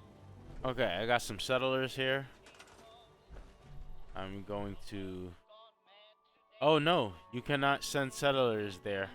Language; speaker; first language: English; native; English